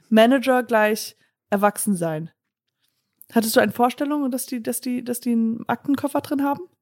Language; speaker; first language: German; non-native, fluent; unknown